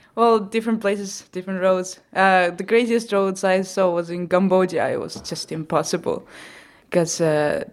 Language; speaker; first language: English; non-native, fluent; Estonian